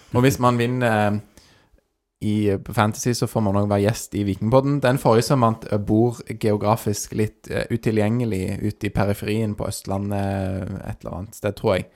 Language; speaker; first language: Norwegian; native; Norwegian